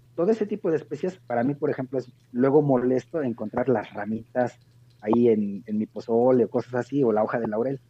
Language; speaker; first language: Spanish; native; Spanish